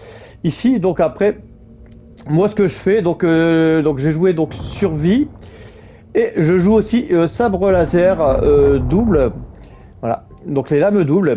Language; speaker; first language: French; native; French